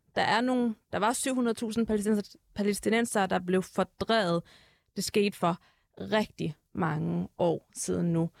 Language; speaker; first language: Danish; early bilingual, other home language; Arabic